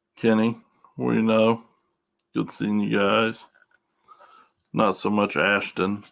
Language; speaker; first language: English; native; English